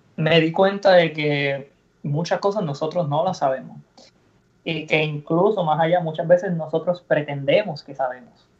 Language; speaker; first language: Spanish; native; Spanish